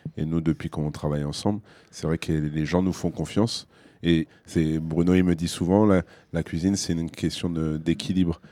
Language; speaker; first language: French; native; French